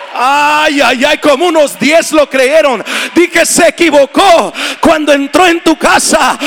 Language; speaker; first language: Spanish; native; Spanish